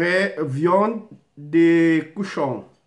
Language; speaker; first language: French; non-native, learner; Portuguese